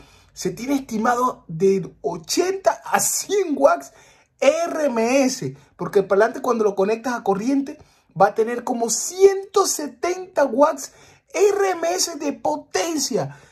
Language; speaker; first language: Spanish; native; Spanish